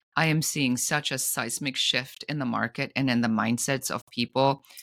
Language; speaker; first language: English; non-native, fluent; German